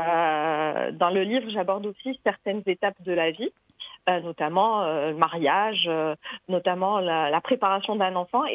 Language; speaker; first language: French; non-native, local second language; Arabic